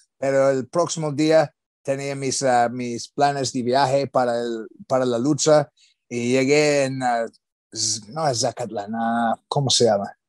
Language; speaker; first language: Spanish; non-native, learner; English